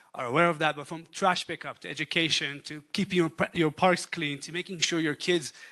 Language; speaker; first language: English; non-native, fluent; Hebrew